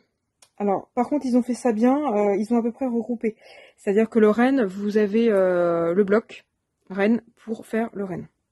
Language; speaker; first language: French; native; French